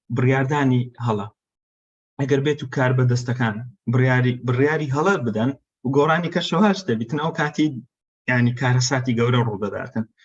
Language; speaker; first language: Central Kurdish; non-native, local second language; Kurdish